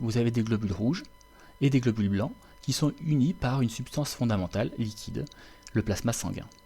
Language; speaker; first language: French; native; French